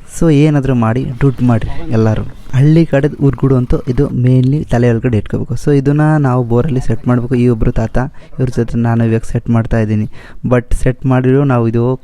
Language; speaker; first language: Kannada; non-native, local second language; Bangla